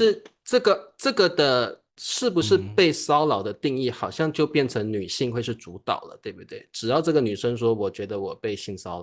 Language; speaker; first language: Chinese; native; Chinese